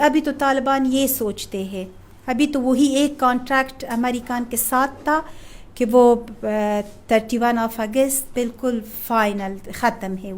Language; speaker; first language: Hindi; non-native, fluent; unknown